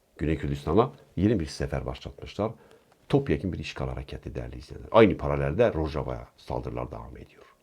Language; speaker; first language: Turkish; non-native, local second language; Kurdish